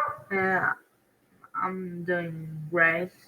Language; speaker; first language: English; non-native, learner; Spanish